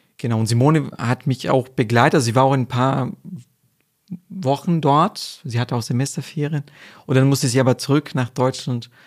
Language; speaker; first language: German; non-native, fluent; Portuguese